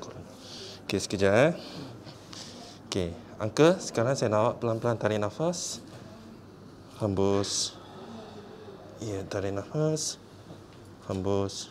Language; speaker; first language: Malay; non-native, local second language; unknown